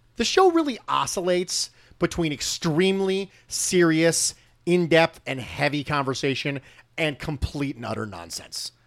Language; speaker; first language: English; native; English